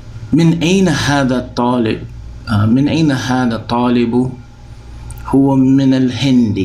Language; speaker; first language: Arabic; non-native, fluent; English